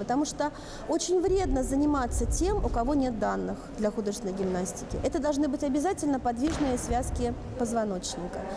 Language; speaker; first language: Russian; native; Russian